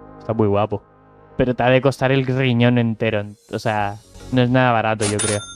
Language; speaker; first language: Spanish; native; Spanish